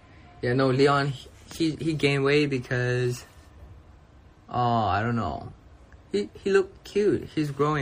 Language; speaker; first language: English; non-native, fluent; Thai